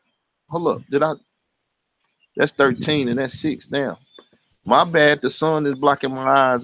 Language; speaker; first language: English; native; English